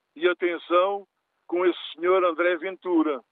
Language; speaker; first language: Portuguese; native; Portuguese